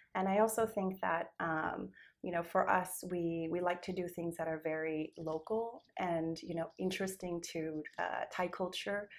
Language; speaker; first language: English; native; English